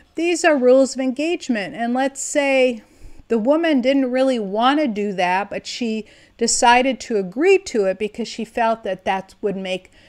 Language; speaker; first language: English; native; English